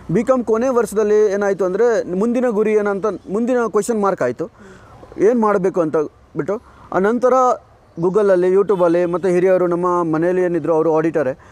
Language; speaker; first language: Kannada; non-native, fluent; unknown